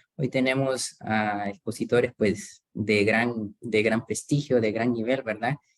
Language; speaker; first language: Spanish; native; Spanish